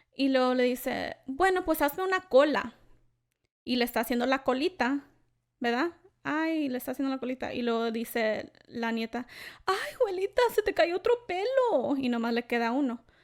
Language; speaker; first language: Spanish; early bilingual, other home language; English